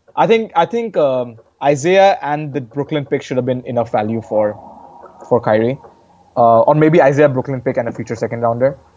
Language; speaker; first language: English; non-native, local second language; Hindi